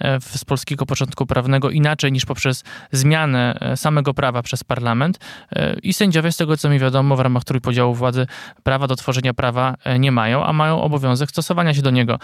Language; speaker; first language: Polish; native; Polish